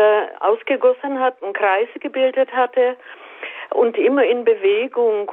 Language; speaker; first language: German; native; German